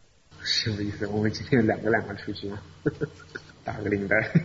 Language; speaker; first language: Chinese; native; Chinese